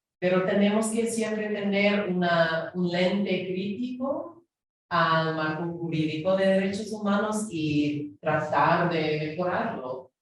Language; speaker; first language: Spanish; non-native, fluent; English